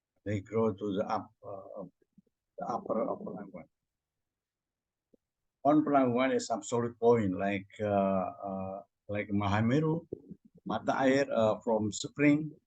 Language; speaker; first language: English; non-native, learner; Indonesian